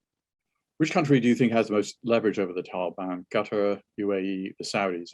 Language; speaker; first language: English; native; English